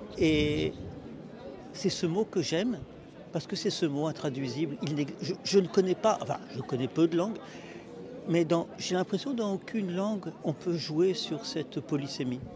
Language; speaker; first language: French; early bilingual, other home language; Russian